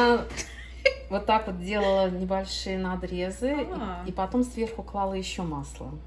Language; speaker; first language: Russian; native; Russian